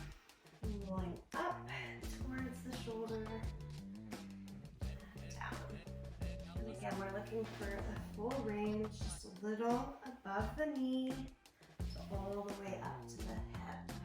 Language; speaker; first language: English; native; English